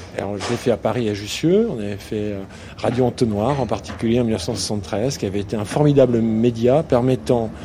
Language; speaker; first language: French; native; French